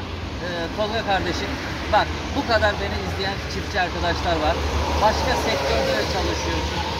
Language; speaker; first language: Turkish; native; Turkish